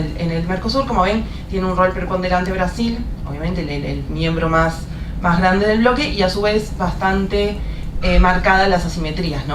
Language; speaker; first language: Spanish; native; Spanish